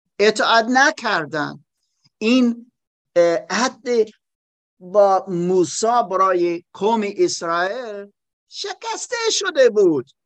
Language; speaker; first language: Persian; non-native, learner; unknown